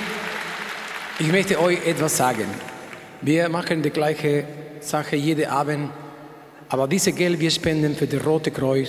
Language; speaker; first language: German; non-native, learner; Spanish